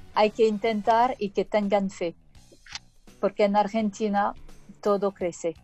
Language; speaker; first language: Spanish; non-native, fluent; French